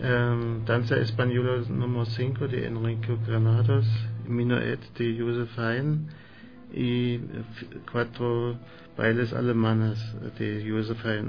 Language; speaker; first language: Spanish; non-native, learner; German